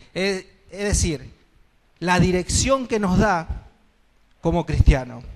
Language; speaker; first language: Spanish; native; Spanish